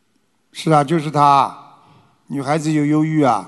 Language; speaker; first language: Chinese; native; Chinese